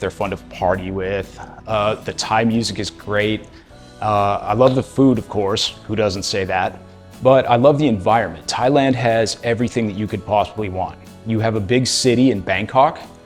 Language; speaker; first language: English; native; English